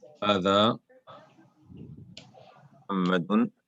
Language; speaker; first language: Arabic; non-native, fluent; English